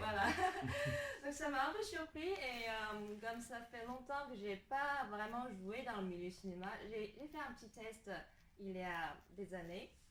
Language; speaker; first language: French; non-native, fluent; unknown